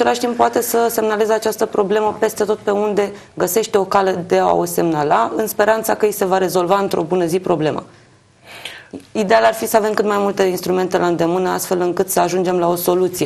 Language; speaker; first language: Romanian; native; Romanian